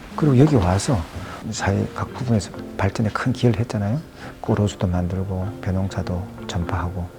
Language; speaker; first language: Korean; native; Korean